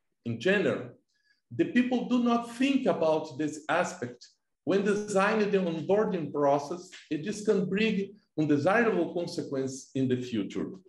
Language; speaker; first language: English; non-native, fluent; Portuguese